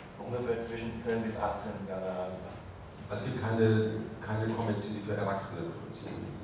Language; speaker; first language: German; non-native, fluent; Chinese